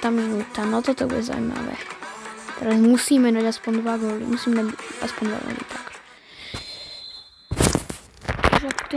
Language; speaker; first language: Slovak; native; Slovak